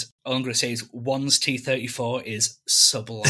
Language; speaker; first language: English; native; English